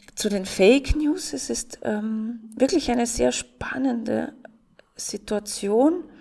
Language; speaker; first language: German; non-native, fluent; Russian